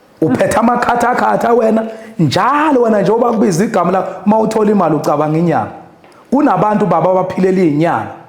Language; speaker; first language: Zulu; native; Zulu